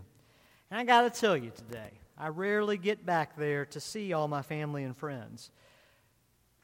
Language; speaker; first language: English; native; English